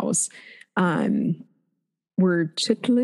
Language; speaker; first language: English; native; English